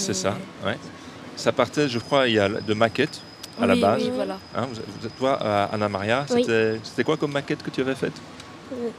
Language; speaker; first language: French; native; French